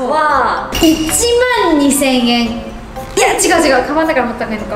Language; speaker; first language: Japanese; native; Japanese